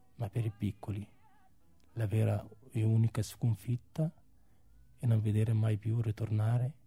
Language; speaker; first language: Italian; non-native, fluent; Arabic